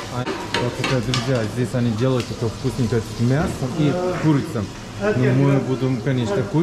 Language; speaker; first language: Russian; non-native, learner; Turkish